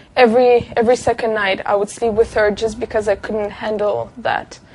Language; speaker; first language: English; non-native, fluent; Russian